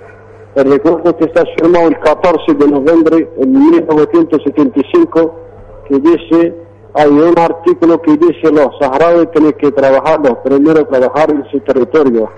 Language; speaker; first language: Spanish; non-native, fluent; Arabic